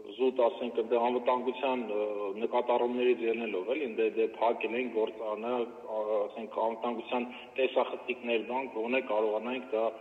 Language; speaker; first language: Armenian; native; Armenian